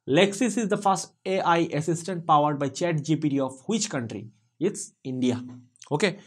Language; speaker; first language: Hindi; non-native, local second language; Bangla